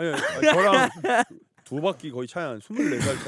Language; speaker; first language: Korean; native; Korean